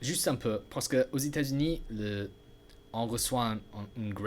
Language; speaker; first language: French; non-native, learner; English